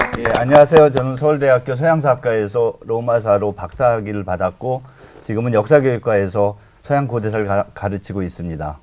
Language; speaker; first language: Korean; native; Korean